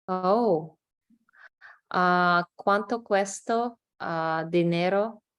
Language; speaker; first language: Spanish; non-native, learner; English